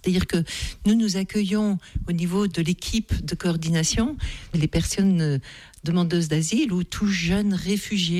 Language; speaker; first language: French; native; French